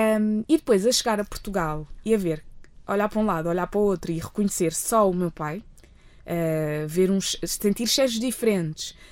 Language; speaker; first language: Portuguese; early bilingual, other home language; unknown